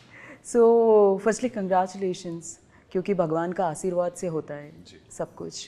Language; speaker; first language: Hindi; non-native, local second language; Telugu